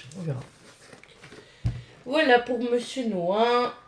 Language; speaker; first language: French; native; French